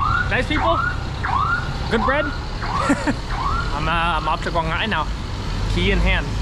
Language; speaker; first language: English; native; English